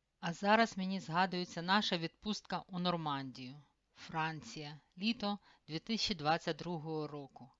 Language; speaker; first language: Ukrainian; native; Ukrainian